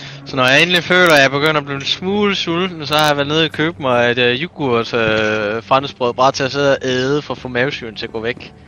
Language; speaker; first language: Danish; native; Danish